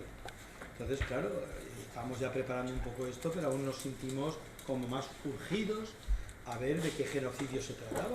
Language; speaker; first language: Spanish; native; Spanish